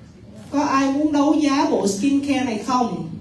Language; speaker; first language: Vietnamese; native; Vietnamese